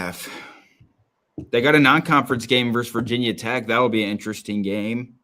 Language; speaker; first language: English; native; English